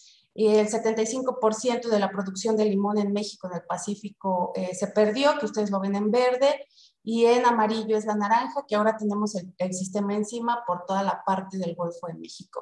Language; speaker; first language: Spanish; native; Spanish